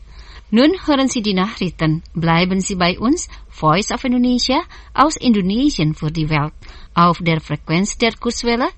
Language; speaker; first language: German; non-native, fluent; Indonesian